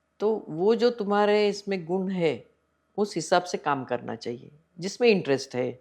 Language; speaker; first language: Hindi; non-native, local second language; Marathi